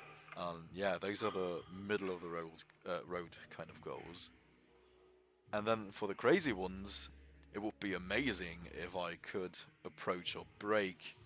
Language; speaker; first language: English; non-native, fluent; German